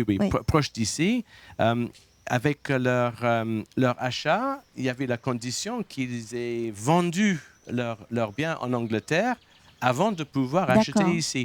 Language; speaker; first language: French; non-native, fluent; English